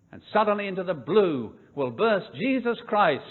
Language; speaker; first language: English; native; English